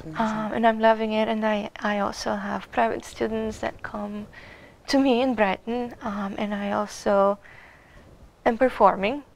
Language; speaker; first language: English; non-native, fluent; Bulgarian